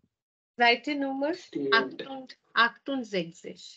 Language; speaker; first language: German; non-native, fluent; Hindi